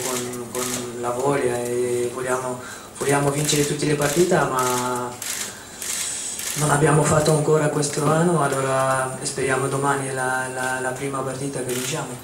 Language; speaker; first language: Italian; non-native, fluent; Dutch